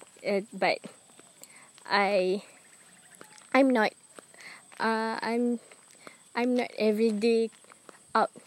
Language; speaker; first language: English; non-native, learner; Malay